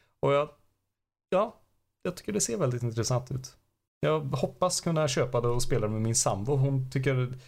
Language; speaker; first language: Swedish; native; Swedish